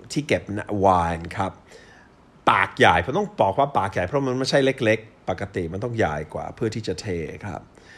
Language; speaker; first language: Thai; non-native, fluent; English